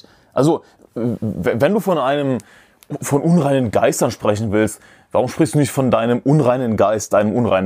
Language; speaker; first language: German; native; German